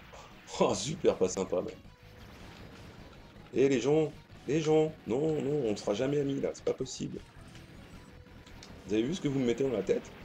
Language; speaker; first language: French; native; French